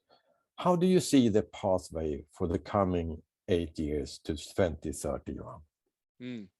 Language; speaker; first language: English; non-native, fluent; Swedish